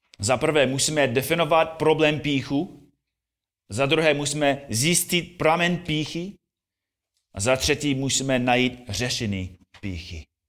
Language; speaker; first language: Czech; non-native, fluent; English